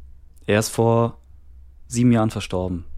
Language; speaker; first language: German; native; German